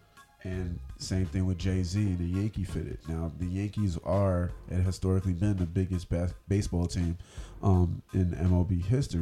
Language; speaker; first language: English; native; English